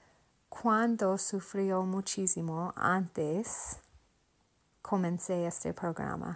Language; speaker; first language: Spanish; non-native, learner; English